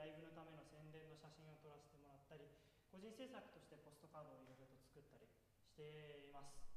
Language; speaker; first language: Japanese; native; Japanese